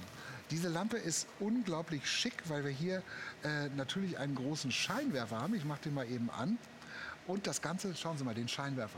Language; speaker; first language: German; native; German